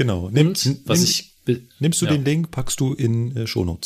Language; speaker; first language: German; native; German